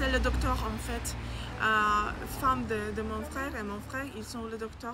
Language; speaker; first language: French; non-native, learner; Ukrainian